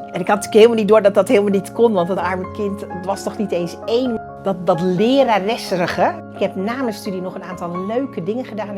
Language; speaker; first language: Dutch; early bilingual, other home language; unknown